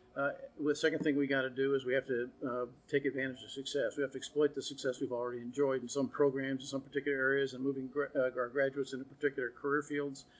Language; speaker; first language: English; native; English